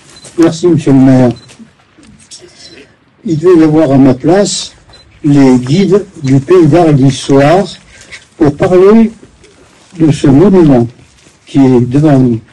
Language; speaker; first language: French; native; French